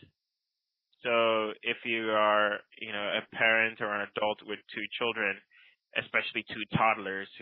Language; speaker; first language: English; non-native, local second language; Akan